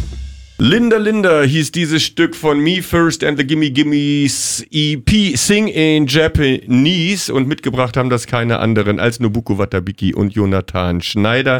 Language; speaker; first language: German; native; German